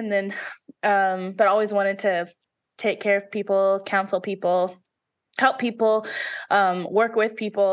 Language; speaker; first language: English; native; English